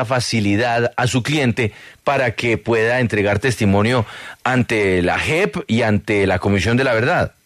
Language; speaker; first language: Spanish; native; Spanish